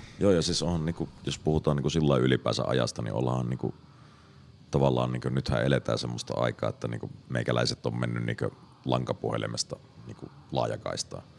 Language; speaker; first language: Finnish; native; Finnish